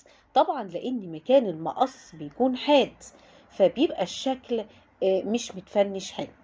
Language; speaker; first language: Arabic; native; Arabic